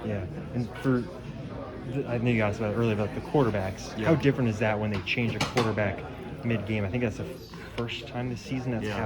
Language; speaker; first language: English; native; English